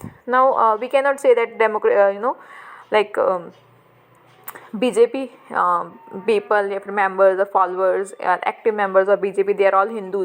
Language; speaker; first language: English; non-native, local second language; Hindi